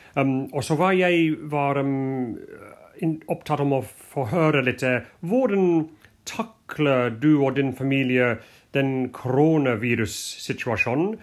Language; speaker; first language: Norwegian; non-native, fluent; English